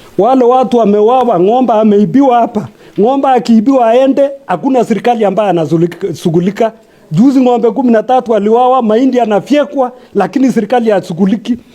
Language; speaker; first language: Swahili; non-native, local second language; Kalenjin